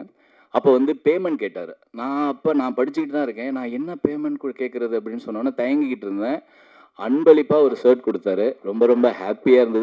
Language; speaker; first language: Tamil; native; Tamil